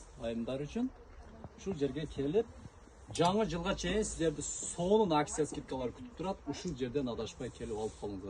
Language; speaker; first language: Kyrgyz; non-native, local second language; Uzbek